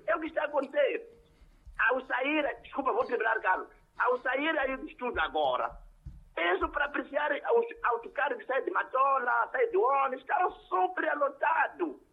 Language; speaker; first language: Portuguese; non-native, local second language; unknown